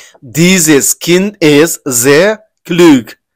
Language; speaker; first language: German; non-native, learner; Persian